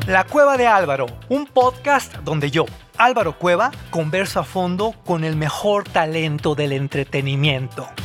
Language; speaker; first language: Spanish; native; Spanish